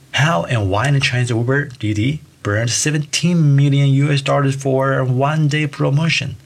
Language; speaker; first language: English; non-native, fluent; Chinese